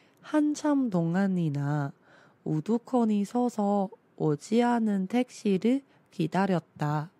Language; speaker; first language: Korean; non-native, fluent; Chinese